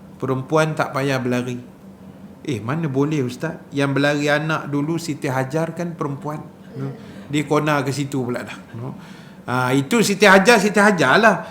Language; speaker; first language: Malay; native; Malay